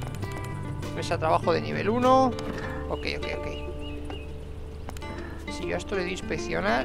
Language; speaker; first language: Spanish; native; Spanish